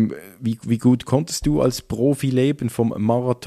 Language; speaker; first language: German; native; German